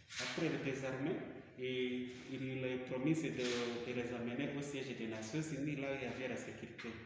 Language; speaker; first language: French; non-native, local second language; Kinyarwanda